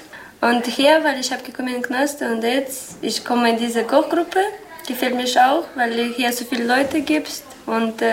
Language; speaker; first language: German; non-native, learner; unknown